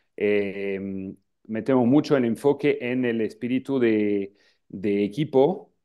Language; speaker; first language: Spanish; non-native, fluent; French